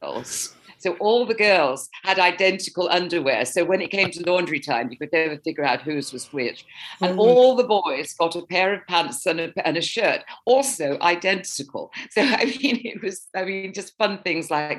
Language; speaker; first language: English; native; English